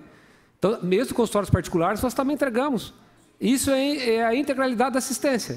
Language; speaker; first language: Portuguese; native; Portuguese